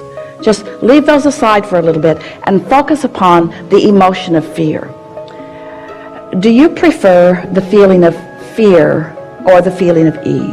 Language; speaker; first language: English; native; English